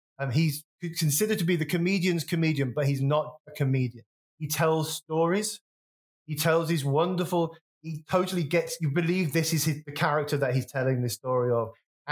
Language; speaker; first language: English; native; English